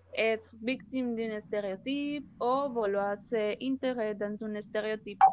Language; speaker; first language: French; non-native, learner; Spanish